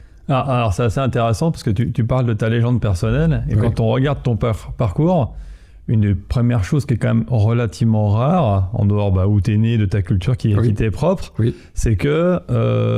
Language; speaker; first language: French; native; French